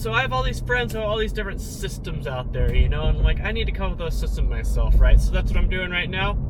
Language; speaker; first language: English; native; English